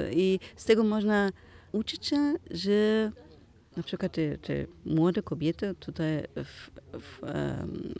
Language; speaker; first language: Polish; non-native, learner; German